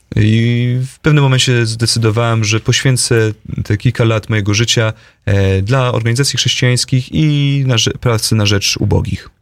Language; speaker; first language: Polish; native; Polish